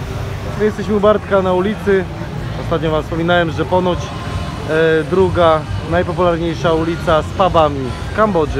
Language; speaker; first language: Polish; native; Polish